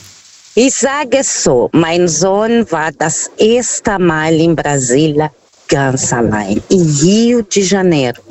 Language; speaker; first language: German; non-native, fluent; Portuguese